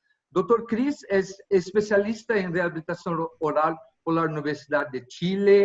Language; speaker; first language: Spanish; non-native, fluent; Portuguese